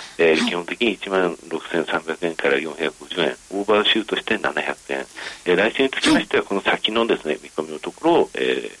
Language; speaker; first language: Japanese; native; Japanese